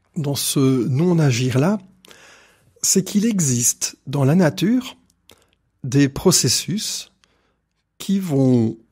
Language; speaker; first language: French; native; French